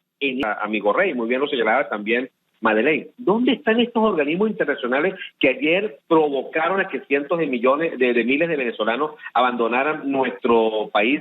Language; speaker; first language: Spanish; native; Spanish